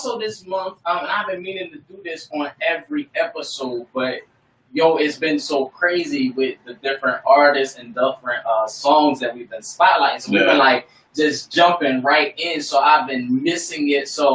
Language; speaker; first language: English; native; English